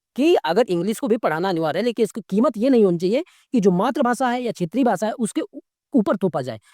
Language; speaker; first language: Hindi; native; Hindi